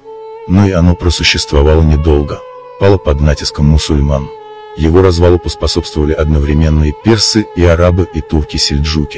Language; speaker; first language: Russian; native; Russian